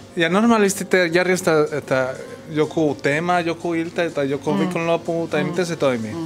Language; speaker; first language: Finnish; non-native, learner; Spanish